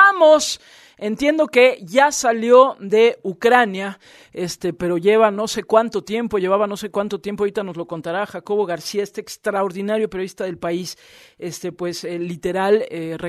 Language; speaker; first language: Spanish; native; Spanish